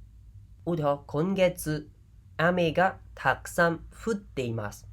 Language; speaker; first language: Japanese; non-native, fluent; Khmer